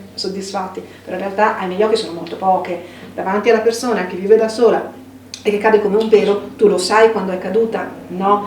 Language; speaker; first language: Italian; native; Italian